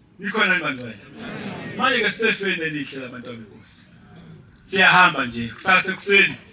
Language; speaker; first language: Zulu; native; Zulu